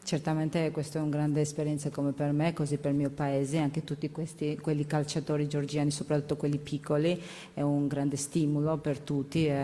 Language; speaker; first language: Italian; non-native, learner; Georgian